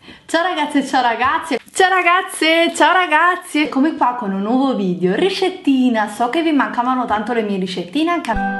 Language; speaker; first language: Italian; native; Italian